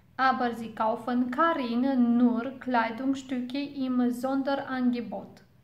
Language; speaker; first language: German; non-native, fluent; Romanian